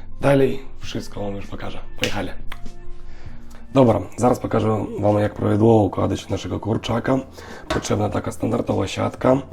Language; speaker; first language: Polish; non-native, learner; Russian